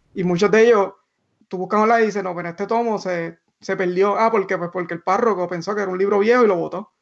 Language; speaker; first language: Spanish; native; Spanish